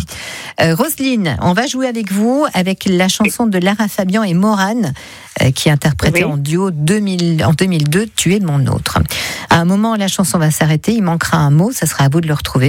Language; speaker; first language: French; native; French